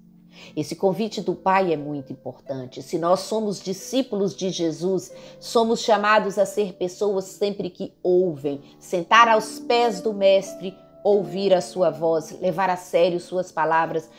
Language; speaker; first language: Portuguese; native; Portuguese